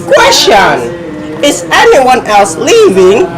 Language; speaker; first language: English; non-native, learner; Indonesian